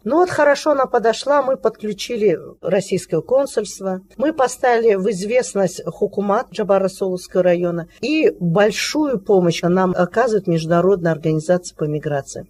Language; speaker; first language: Russian; non-native, local second language; Tajik